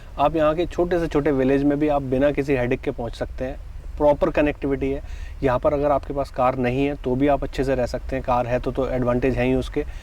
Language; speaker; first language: Hindi; native; Hindi